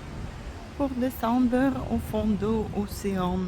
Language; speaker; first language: French; non-native, fluent; Russian